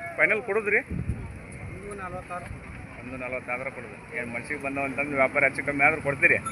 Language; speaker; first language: Kannada; native; Kannada